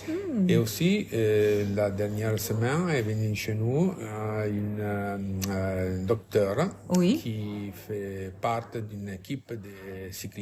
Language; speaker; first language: French; non-native, fluent; Italian